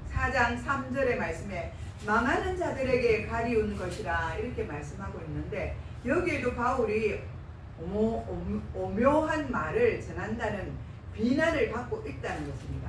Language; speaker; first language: Korean; native; Korean